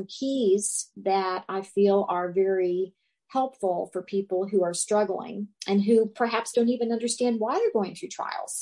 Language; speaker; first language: English; native; English